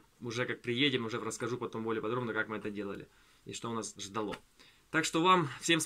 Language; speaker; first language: Russian; native; Russian